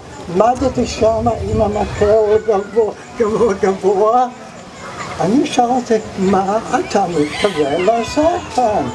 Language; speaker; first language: Hebrew; non-native, fluent; English